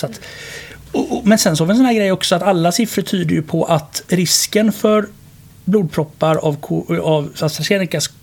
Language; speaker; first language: Swedish; native; Swedish